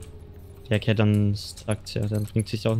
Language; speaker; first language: German; native; German